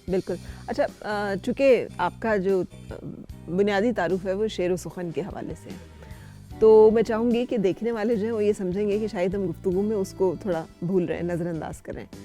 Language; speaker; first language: Urdu; native; Urdu